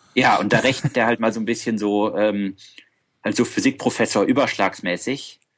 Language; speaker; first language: German; native; German